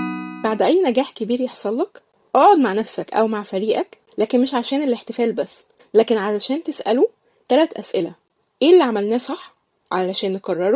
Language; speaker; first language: Arabic; native; Arabic